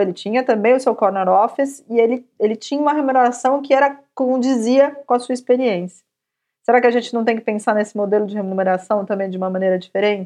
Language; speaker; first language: Portuguese; native; Portuguese